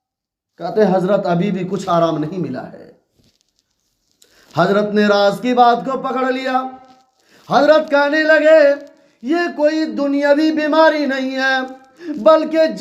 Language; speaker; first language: Urdu; native; Urdu